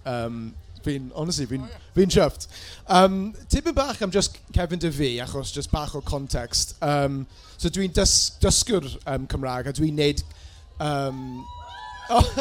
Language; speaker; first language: Welsh; non-native, local second language; English